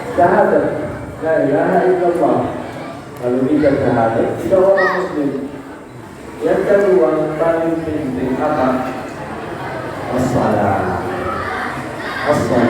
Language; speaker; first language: Indonesian; non-native, learner; Arabic